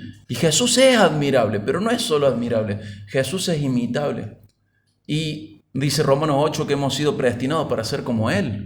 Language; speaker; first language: Spanish; native; Spanish